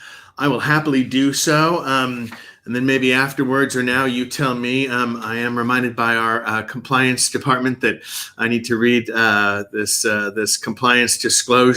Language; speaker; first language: English; native; English